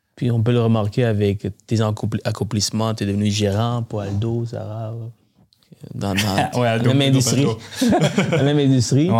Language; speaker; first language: French; early bilingual, other home language; Tamil